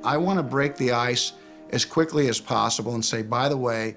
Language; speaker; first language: English; native; English